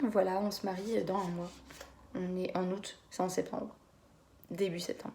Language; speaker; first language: French; native; French